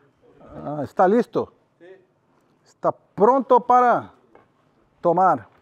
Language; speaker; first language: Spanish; non-native, learner; Portuguese